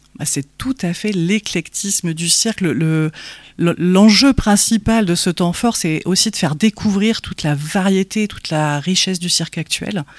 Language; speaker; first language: French; native; French